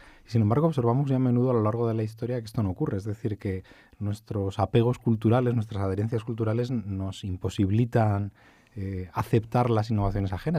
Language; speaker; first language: Spanish; native; Spanish